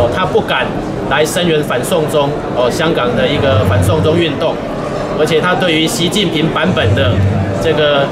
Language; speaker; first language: Chinese; native; Chinese